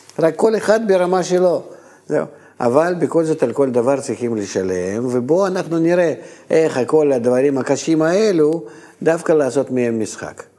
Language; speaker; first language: Hebrew; native; Hebrew